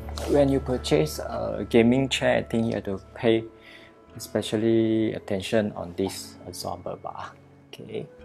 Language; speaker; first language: English; non-native, local second language; Chinese